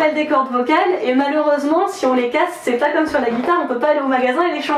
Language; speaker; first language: French; native; French